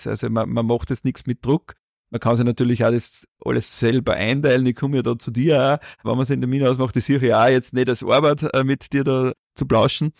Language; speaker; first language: German; native; German